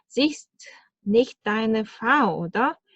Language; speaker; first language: German; non-native, fluent; Korean